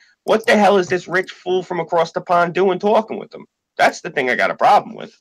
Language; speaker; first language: English; native; English